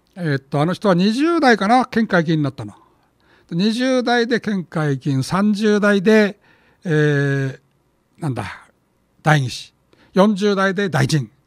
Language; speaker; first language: Japanese; native; Japanese